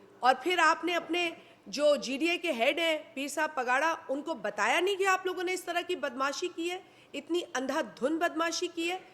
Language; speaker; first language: Urdu; non-native, local second language; Sindhi